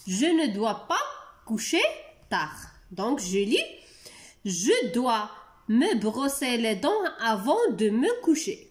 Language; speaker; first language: French; non-native, local second language; Arabic